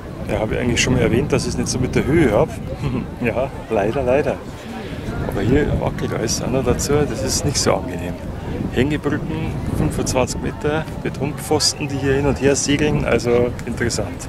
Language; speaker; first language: German; native; German